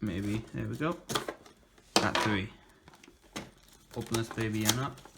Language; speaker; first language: English; native; English